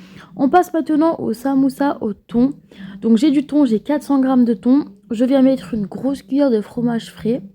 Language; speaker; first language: French; native; French